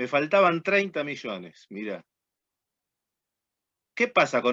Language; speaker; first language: Spanish; native; Spanish